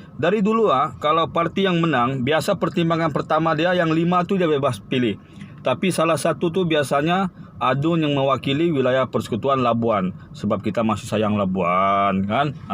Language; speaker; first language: Malay; native; Malay